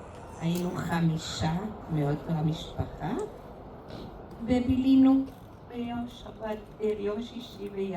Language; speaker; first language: Hebrew; non-native, fluent; Spanish